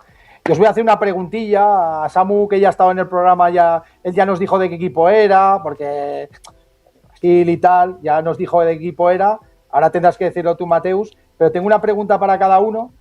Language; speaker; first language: Spanish; native; Spanish